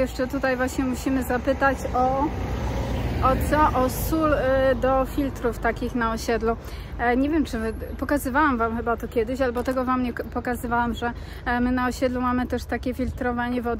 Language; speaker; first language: Polish; native; Polish